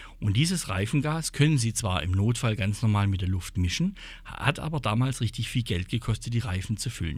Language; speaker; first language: German; native; German